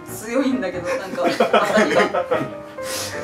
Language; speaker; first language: Japanese; native; Japanese